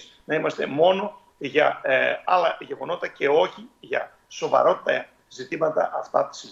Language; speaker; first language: Greek; native; Greek